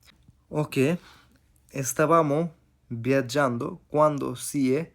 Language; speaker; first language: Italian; non-native, fluent; Bangla